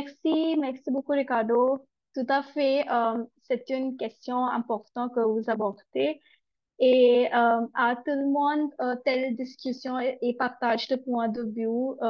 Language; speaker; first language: French; non-native, learner; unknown